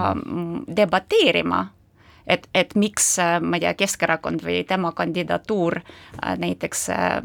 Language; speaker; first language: Estonian; non-native, local second language; Russian